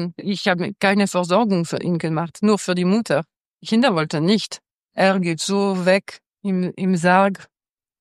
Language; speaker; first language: German; non-native, local second language; French